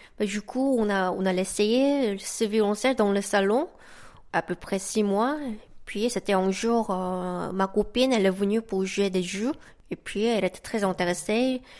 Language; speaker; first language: French; non-native, fluent; Korean